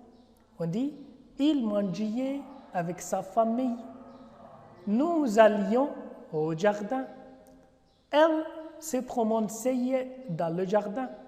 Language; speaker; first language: French; non-native, fluent; Arabic